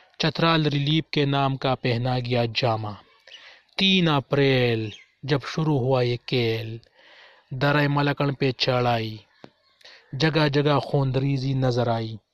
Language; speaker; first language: Urdu; non-native, local second language; Pashto